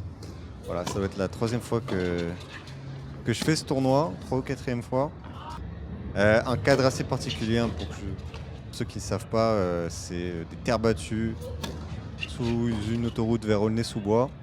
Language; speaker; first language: French; native; French